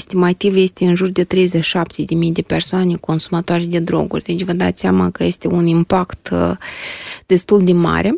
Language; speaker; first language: Romanian; native; Romanian